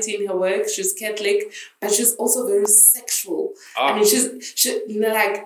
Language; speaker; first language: English; non-native, local second language; Zulu